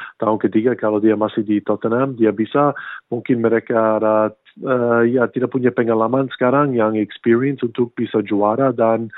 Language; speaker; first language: Indonesian; early bilingual, heritage; English